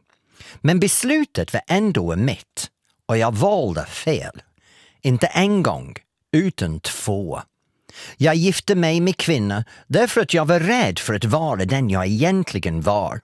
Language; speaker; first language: Swedish; non-native, fluent; English